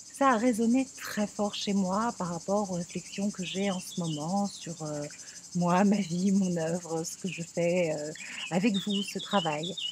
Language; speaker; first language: French; native; French